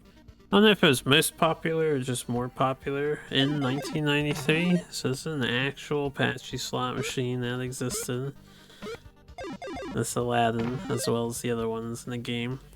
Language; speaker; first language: English; native; English